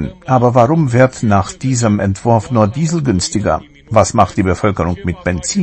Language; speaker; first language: German; native; German